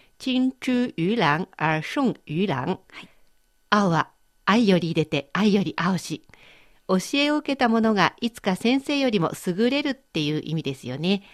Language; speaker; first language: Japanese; native; Japanese